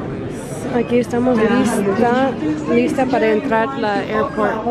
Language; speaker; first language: Spanish; early bilingual, heritage; Spanish